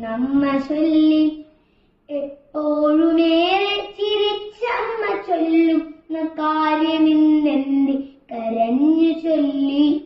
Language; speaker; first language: Malayalam; native; Malayalam